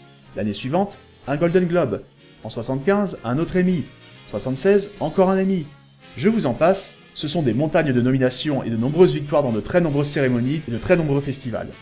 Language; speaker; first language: French; native; French